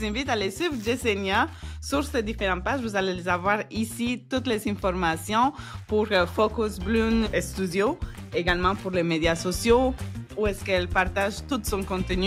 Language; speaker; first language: French; non-native, fluent; Spanish